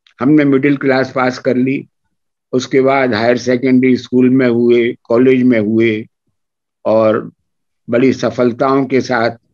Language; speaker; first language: Hindi; native; Hindi